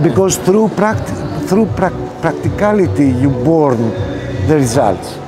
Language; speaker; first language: English; non-native, fluent; Greek